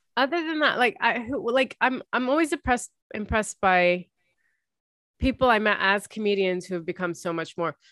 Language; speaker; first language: English; early bilingual, other home language; Arabic